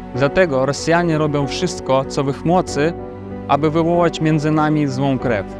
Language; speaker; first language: Polish; non-native, fluent; Ukrainian